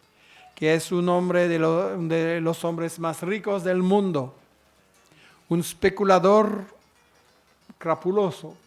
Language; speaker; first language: Spanish; non-native, fluent; French